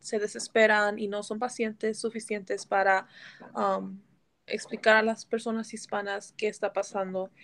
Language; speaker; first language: Spanish; early bilingual, heritage; Spanish